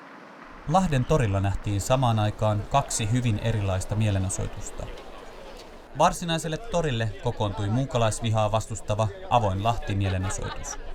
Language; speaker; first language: Finnish; native; Finnish